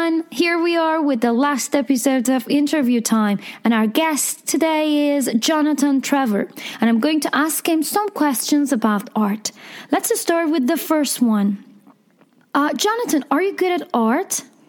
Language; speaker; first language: English; non-native, fluent; Persian